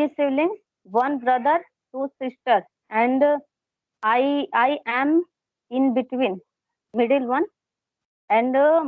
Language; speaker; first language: English; non-native, learner; Hindi